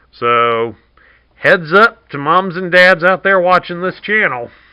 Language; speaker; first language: English; native; English